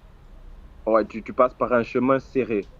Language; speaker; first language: French; non-native, fluent; Portuguese